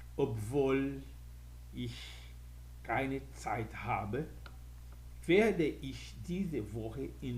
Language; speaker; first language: German; non-native, fluent; Portuguese